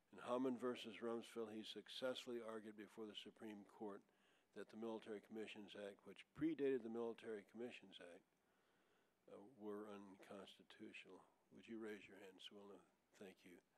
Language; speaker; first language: English; native; English